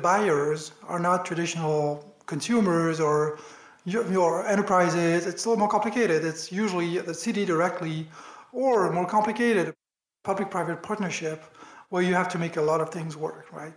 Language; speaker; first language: English; non-native, fluent; French